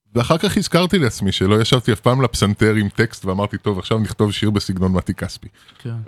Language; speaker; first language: Hebrew; early bilingual, other home language; French